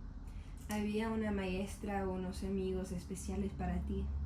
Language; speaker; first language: Spanish; non-native, learner; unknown